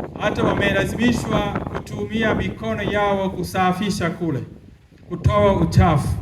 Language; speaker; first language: Swahili; non-native, fluent; Malayalam